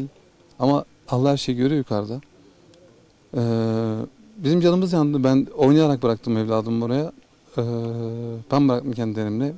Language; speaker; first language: Turkish; native; Turkish